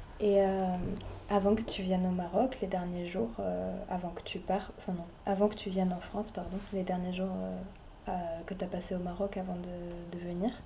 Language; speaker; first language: French; native; French